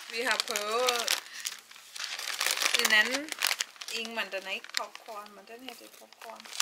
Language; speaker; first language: Danish; non-native, learner; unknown